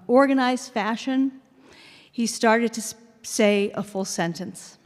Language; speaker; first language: English; early bilingual, other home language; Finnish